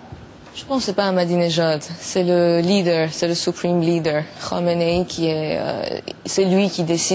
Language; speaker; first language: French; non-native, learner; Persian